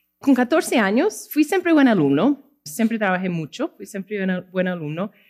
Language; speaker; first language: Spanish; non-native, fluent; English